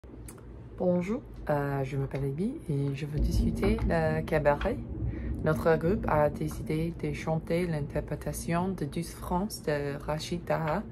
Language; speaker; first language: French; non-native, learner; English